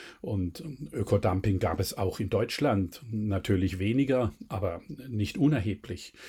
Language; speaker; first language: German; native; German